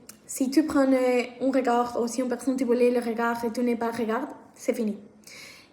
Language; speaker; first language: French; non-native, learner; Spanish